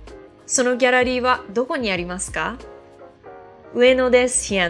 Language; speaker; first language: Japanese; non-native, fluent; English